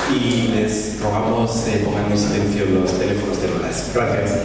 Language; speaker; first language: Spanish; native; Spanish